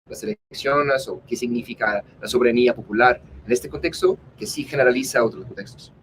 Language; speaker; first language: Spanish; non-native, fluent; English